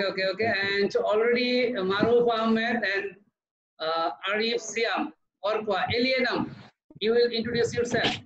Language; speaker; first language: English; non-native, learner; Bangla